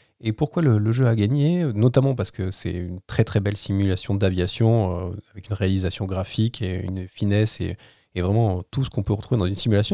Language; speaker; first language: French; native; French